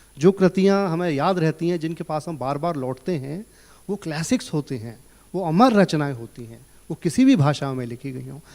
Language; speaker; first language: Hindi; native; Hindi